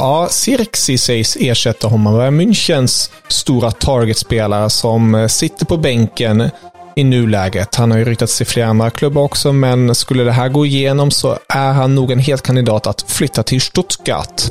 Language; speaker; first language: Swedish; native; Swedish